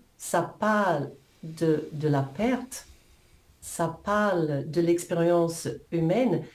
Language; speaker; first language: French; non-native, fluent; English